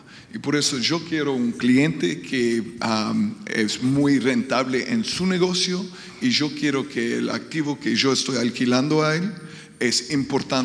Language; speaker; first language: Spanish; non-native, fluent; English